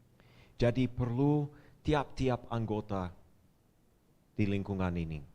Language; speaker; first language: Indonesian; non-native, fluent; English